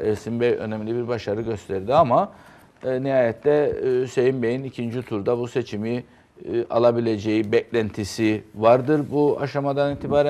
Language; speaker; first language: Turkish; native; Turkish